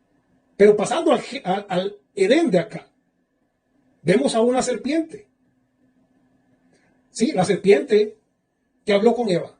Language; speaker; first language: Spanish; native; Spanish